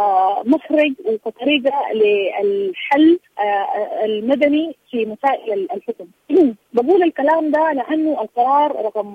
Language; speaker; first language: Arabic; native; Arabic